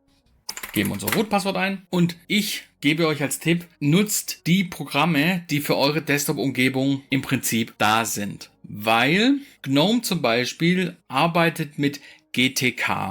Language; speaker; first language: German; native; German